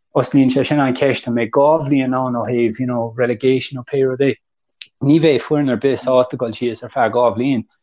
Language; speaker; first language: Irish; native; Irish